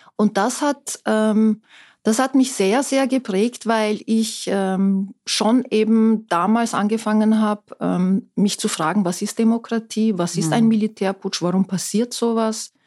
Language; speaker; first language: German; non-native, fluent; Turkish